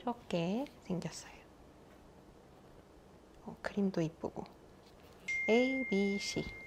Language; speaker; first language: Korean; non-native, fluent; Russian